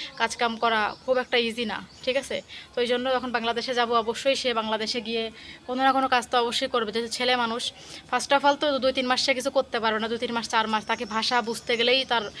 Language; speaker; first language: Bangla; native; Bangla